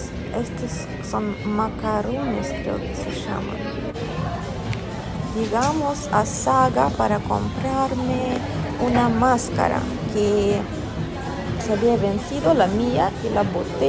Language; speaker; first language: Spanish; non-native, fluent; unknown